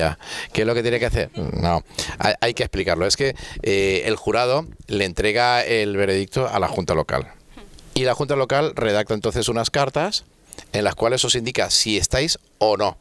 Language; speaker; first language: Spanish; native; Spanish